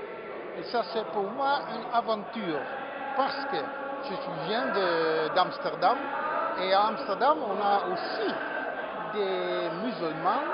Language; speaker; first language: French; non-native, fluent; Dutch